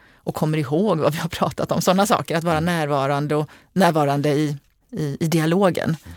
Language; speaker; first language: Swedish; early bilingual, other home language; Hungarian